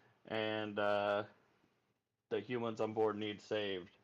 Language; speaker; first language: English; native; English